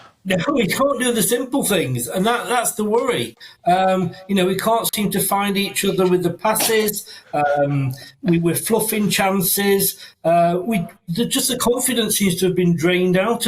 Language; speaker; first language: English; native; English